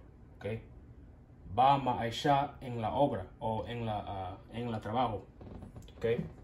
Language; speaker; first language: Spanish; non-native, learner; English